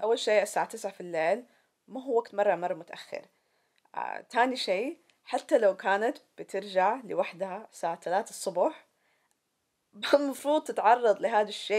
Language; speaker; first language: Arabic; native; Arabic